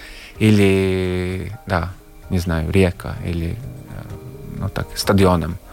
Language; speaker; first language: Russian; non-native, local second language; Latvian